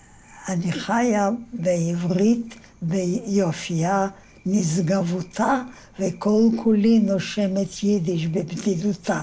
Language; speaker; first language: Hebrew; non-native, fluent; Yiddish